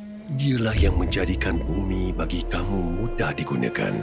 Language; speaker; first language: Malay; native; Malay